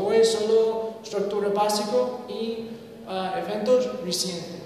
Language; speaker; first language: Spanish; non-native, learner; English